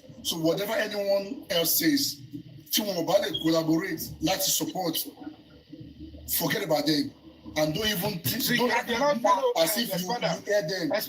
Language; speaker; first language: English; non-native, local second language; Yoruba